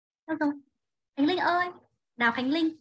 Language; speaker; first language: Vietnamese; native; Vietnamese